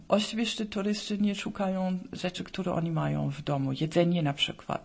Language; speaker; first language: Polish; non-native, fluent; German